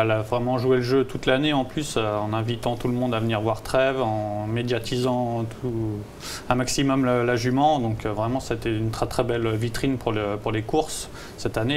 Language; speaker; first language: French; native; French